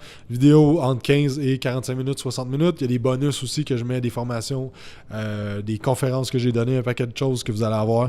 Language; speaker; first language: French; native; French